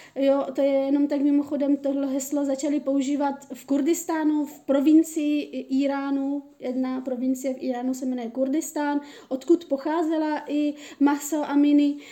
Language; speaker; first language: Czech; early bilingual, other home language; Persian